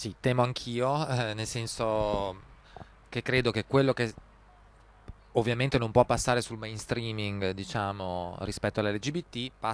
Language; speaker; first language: Italian; native; Italian